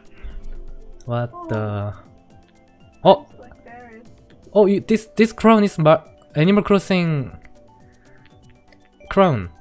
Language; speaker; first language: English; non-native, learner; Korean